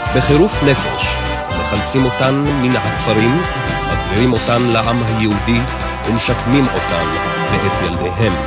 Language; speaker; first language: Hebrew; native; Hebrew